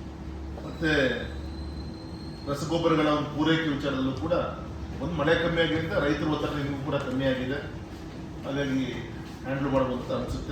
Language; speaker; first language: Kannada; native; Kannada